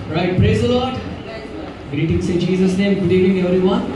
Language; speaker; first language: English; non-native, local second language; Telugu